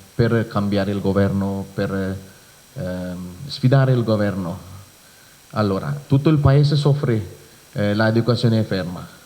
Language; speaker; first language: Italian; non-native, fluent; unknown